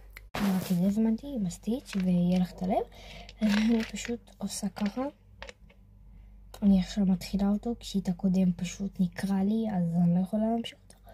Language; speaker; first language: Hebrew; native; Hebrew